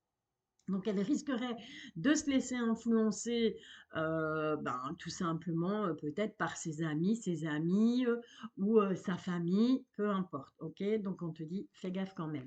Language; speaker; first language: French; native; French